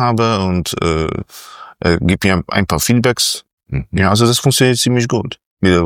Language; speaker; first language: German; non-native, fluent; Polish